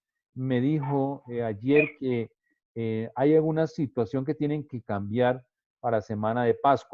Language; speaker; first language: Spanish; native; Spanish